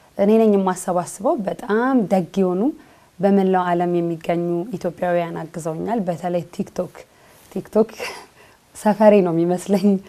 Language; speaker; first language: Amharic; native; Amharic